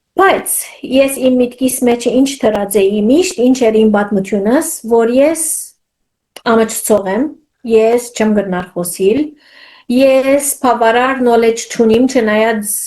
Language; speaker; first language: Armenian; early bilingual, heritage; Armenian